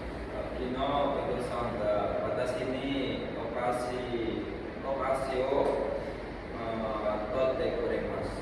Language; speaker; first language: Japanese; non-native, learner; Indonesian